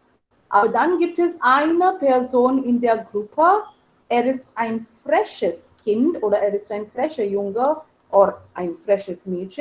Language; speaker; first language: German; non-native, fluent; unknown